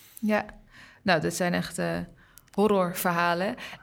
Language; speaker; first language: Dutch; non-native, learner; Uyghur